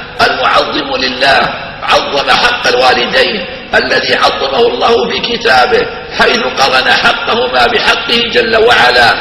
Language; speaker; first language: Arabic; native; Arabic